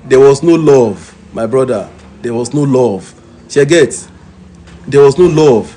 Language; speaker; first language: English; non-native, local second language; Yoruba